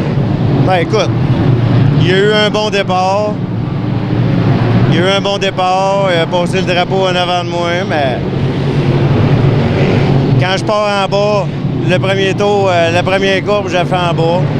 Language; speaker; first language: French; native; French